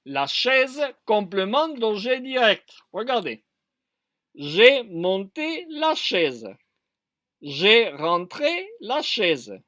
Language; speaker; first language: French; non-native, fluent; Spanish